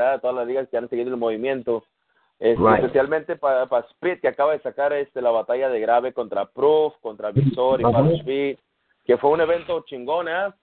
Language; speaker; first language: Spanish; early bilingual, heritage; Spanish